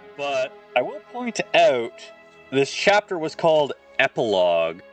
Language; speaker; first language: English; native; English